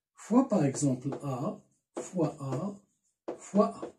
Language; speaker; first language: French; non-native, local second language; Arabic